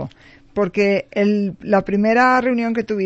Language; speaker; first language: Spanish; native; Spanish